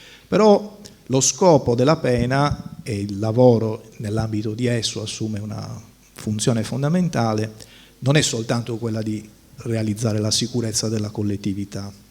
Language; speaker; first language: Italian; native; Italian